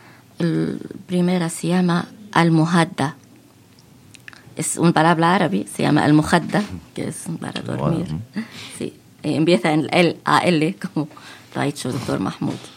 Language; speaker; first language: Spanish; non-native, fluent; Arabic